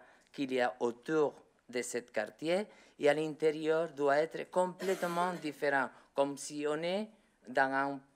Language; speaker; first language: French; non-native, learner; Spanish